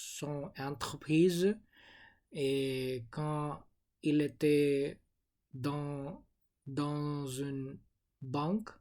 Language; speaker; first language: French; non-native, learner; English